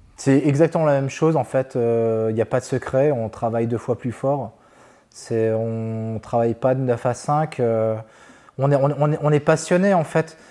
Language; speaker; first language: French; native; French